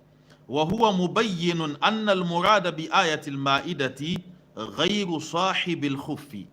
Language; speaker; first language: Arabic; non-native, fluent; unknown